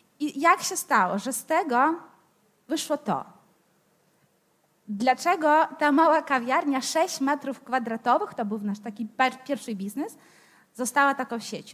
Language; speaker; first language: Polish; non-native, fluent; Ukrainian